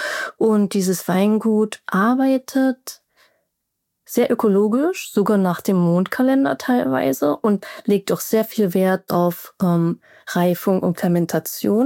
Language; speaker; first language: German; native; German